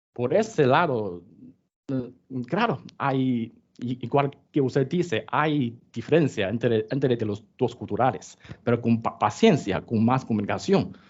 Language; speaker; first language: Spanish; non-native, learner; Chinese